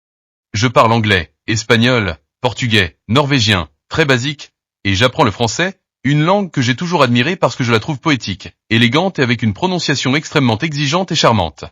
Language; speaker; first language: French; non-native, learner; Portuguese